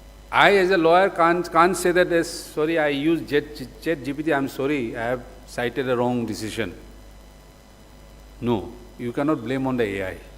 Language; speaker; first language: English; non-native, local second language; Manipuri